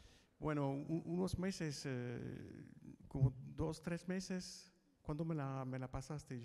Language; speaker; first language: Spanish; non-native, fluent; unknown